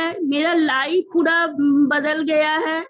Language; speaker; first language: Hindi; non-native, local second language; Bangla